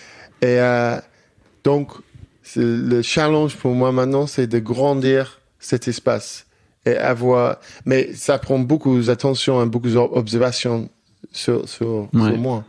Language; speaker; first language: French; non-native, learner; English